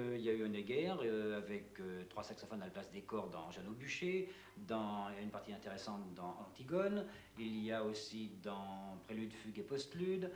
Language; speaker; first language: French; native; French